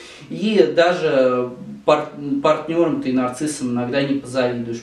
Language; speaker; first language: Russian; native; Russian